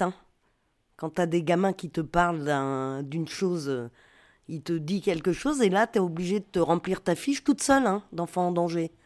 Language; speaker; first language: French; native; French